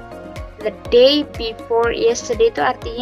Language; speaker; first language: English; non-native, learner; Indonesian